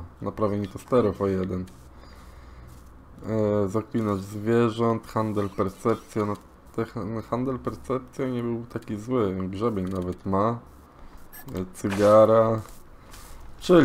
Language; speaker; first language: Polish; native; Polish